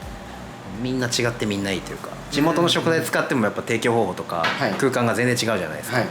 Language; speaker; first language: Japanese; native; Japanese